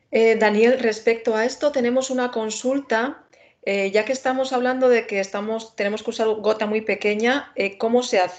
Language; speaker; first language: Spanish; native; Spanish